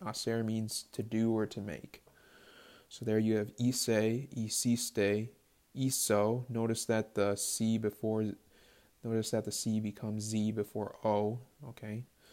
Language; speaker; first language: English; native; English